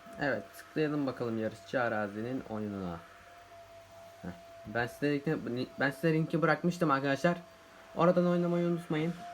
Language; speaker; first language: Turkish; native; Turkish